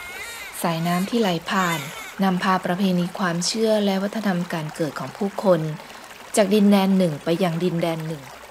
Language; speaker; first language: Thai; native; Thai